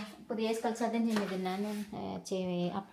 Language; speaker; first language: Danish; non-native, learner; Filipino